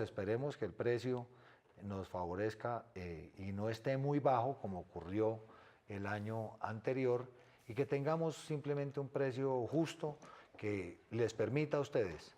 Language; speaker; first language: Spanish; native; Spanish